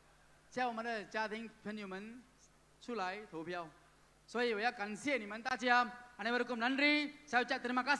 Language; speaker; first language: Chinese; non-native, local second language; Tamil